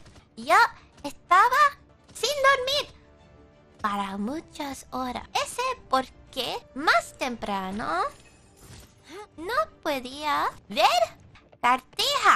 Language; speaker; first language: Spanish; non-native, learner; English